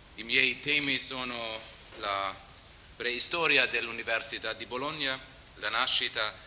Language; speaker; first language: Italian; non-native, learner; German